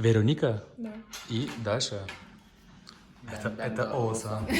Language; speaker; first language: Russian; non-native, fluent; Turkish